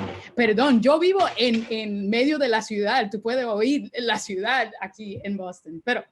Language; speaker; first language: Spanish; early bilingual, heritage; Spanish